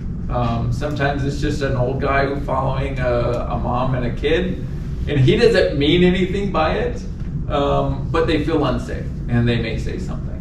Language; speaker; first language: English; native; English